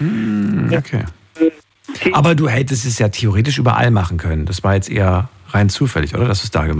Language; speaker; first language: German; native; German